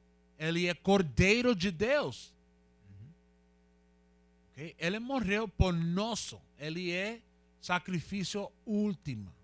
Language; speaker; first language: Portuguese; non-native, learner; Spanish